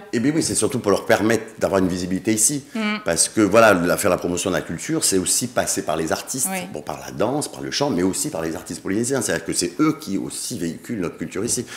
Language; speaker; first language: French; native; French